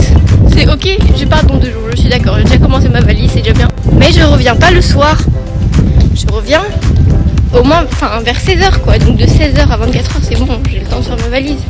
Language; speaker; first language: French; native; French